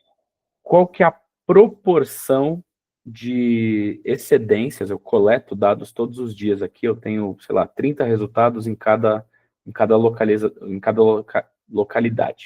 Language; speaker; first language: Portuguese; native; Portuguese